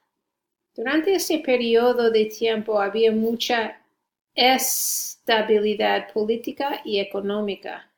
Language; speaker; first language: Spanish; non-native, fluent; English